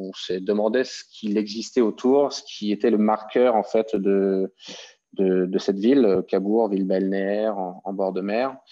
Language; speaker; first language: French; native; French